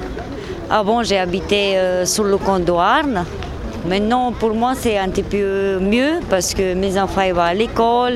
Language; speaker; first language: French; non-native, learner; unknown